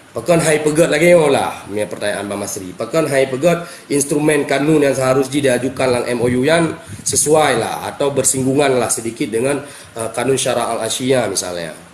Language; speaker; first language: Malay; non-native, local second language; Achinese